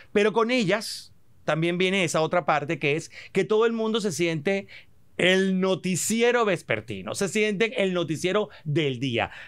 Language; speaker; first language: Spanish; native; Spanish